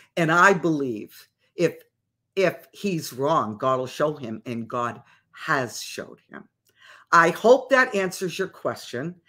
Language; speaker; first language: English; native; English